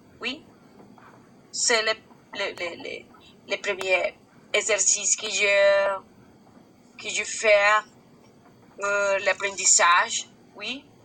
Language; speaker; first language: French; non-native, learner; Spanish